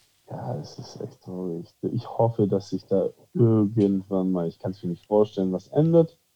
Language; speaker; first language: German; early bilingual, heritage; German